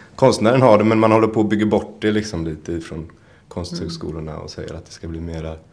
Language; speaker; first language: Swedish; native; Swedish